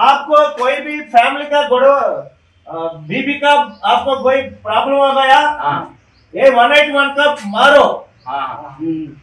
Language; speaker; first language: Hindi; non-native, local second language; Telugu